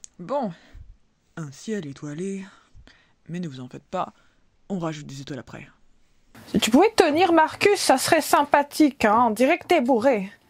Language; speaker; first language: French; early bilingual, other home language; Portuguese